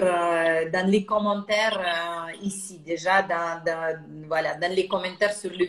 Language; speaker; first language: French; non-native, fluent; Russian